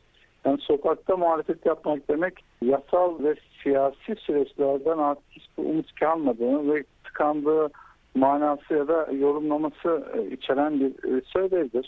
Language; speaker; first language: Turkish; native; Turkish